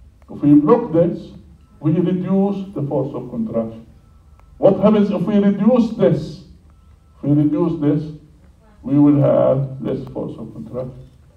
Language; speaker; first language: English; non-native, fluent; Arabic